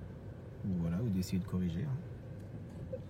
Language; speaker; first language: French; native; French